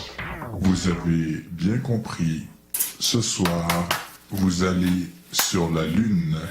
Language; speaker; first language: French; native; French